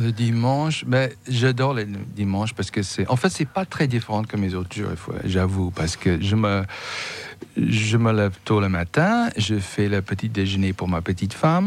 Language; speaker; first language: French; non-native, fluent; English